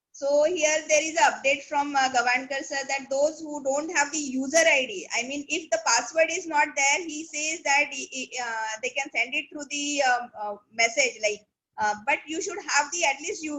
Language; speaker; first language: English; non-native, local second language; Marathi